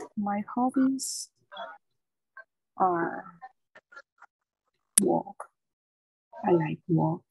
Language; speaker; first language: English; non-native, learner; Spanish